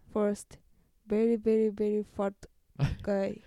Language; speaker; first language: English; non-native, learner; Japanese